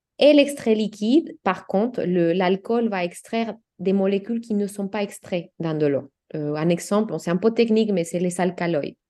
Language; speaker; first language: French; non-native, fluent; Spanish